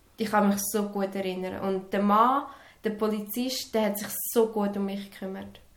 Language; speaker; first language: German; early bilingual, other home language; Serbian